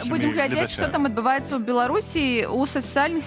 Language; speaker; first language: Belarusian; native; Belarusian